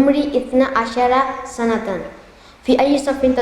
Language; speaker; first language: Arabic; non-native, learner; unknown